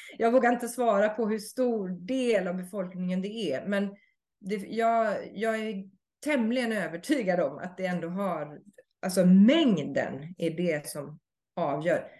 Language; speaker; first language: Swedish; native; Swedish